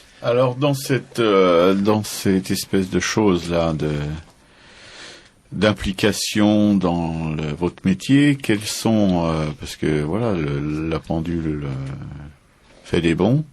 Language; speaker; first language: French; native; French